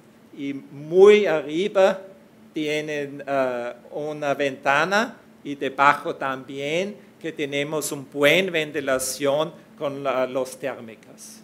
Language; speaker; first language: Spanish; non-native, fluent; German